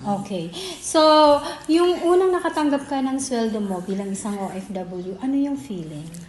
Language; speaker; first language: Filipino; native; Filipino